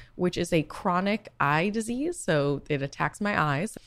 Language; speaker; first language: English; native; English